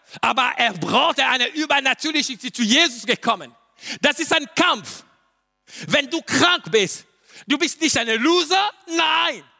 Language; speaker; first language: German; non-native, learner; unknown